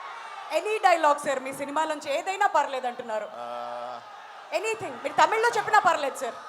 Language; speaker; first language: Telugu; native; Telugu